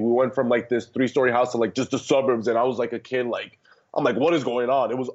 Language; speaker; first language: English; early bilingual, other home language; Spanish